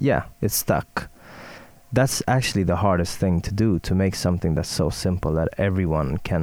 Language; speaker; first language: English; non-native, fluent; Swedish